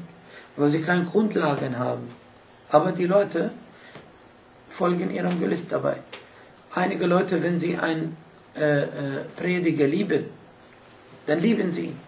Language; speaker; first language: German; non-native, fluent; Arabic